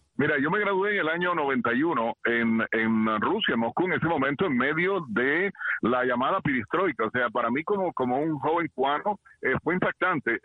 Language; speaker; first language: Spanish; native; Spanish